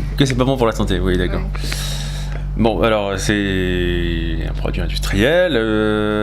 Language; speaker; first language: French; native; French